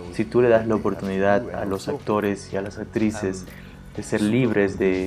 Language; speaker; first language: Spanish; non-native, fluent; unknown